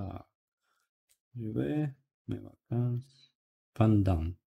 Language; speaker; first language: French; non-native, learner; Russian